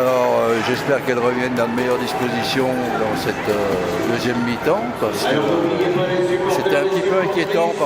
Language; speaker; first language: French; native; French